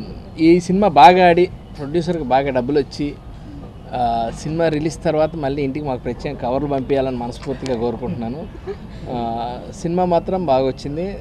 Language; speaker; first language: Telugu; native; Telugu